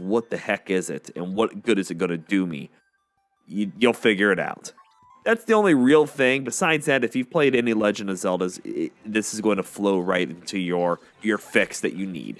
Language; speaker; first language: English; native; English